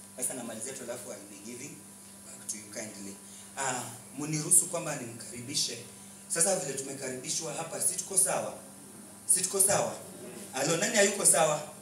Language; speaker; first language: Swahili; non-native, local second language; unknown